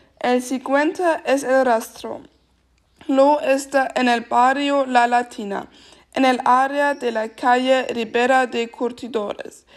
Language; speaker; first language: Spanish; non-native, learner; German